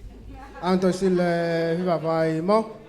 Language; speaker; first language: Finnish; early bilingual, other home language; Swahili